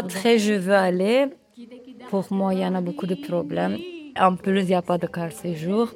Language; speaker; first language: French; non-native, learner; Turkish